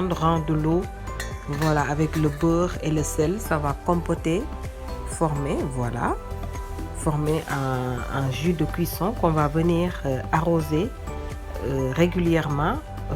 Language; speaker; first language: French; non-native, local second language; Wolof